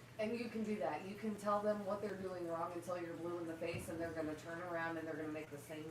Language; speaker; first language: English; native; English